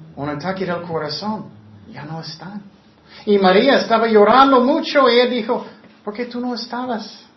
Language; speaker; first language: Spanish; non-native, fluent; English